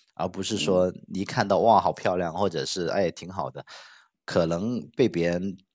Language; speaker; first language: Chinese; non-native, local second language; Cantonese